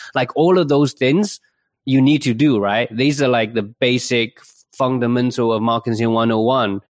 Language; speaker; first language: English; early bilingual, other home language; Chinese